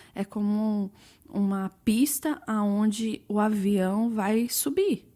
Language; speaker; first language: Portuguese; early bilingual, other home language; English